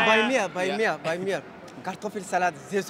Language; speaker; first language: German; non-native, learner; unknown